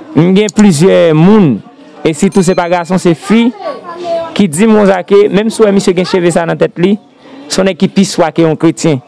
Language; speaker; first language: Haitian Creole; native; Haitian Creole